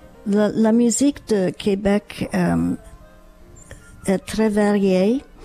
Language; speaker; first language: French; non-native, fluent; English